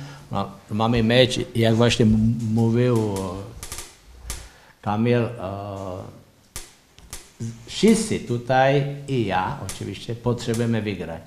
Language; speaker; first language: Polish; non-native, learner; Czech